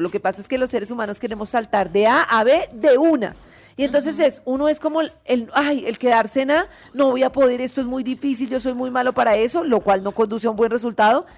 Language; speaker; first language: Spanish; native; Spanish